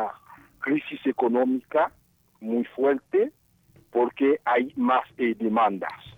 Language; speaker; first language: Spanish; non-native, fluent; Haitian Creole